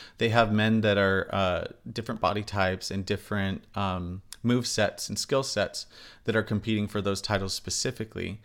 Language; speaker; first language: English; native; English